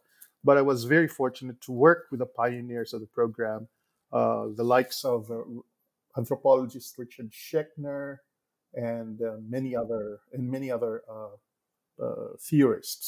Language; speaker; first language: English; non-native, local second language; Hiligaynon